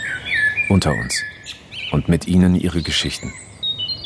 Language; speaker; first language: German; native; German